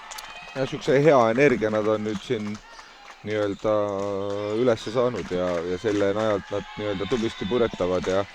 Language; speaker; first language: Estonian; native; Estonian